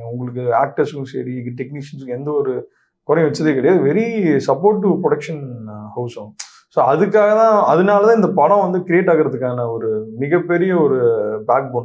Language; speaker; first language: Tamil; native; Tamil